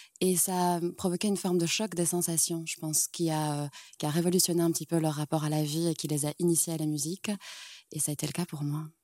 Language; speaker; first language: French; native; French